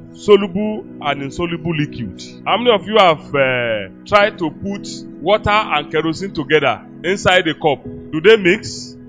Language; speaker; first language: English; non-native, local second language; Yoruba